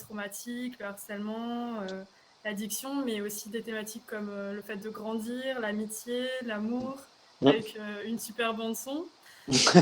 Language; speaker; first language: French; native; French